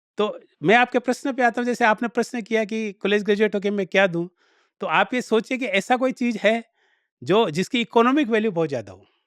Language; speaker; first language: Hindi; native; Hindi